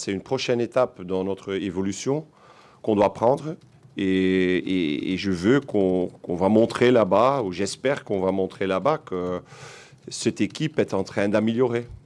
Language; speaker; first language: French; non-native, local second language; Dutch